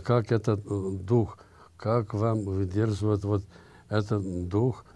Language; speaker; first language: Russian; non-native, local second language; Lithuanian